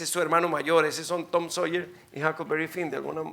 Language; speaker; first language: Spanish; native; Spanish